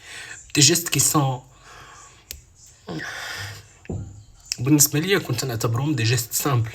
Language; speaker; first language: Arabic; native; Arabic